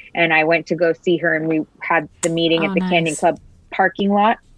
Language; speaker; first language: English; native; English